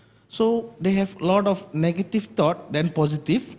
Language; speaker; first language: English; non-native, local second language; Malay